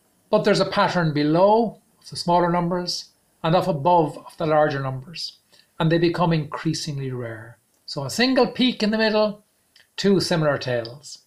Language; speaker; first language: English; native; English